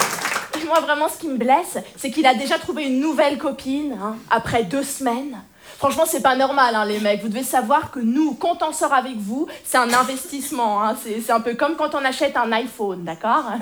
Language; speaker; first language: French; native; French